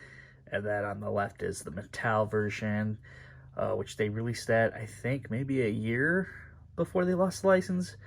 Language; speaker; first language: English; native; English